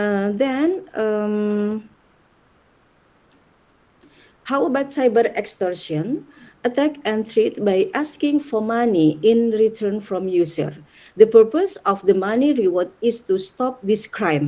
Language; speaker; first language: English; non-native, learner; Indonesian